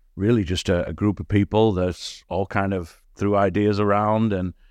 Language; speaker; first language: English; native; English